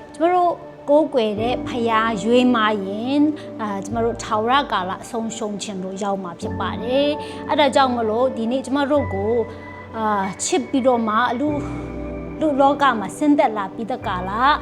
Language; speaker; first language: Burmese; non-native, local second language; Kachin